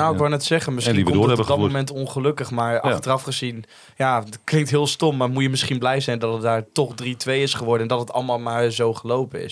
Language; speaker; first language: Dutch; native; Dutch